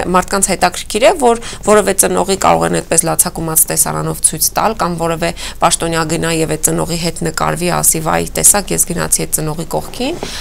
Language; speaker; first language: Armenian; native; Armenian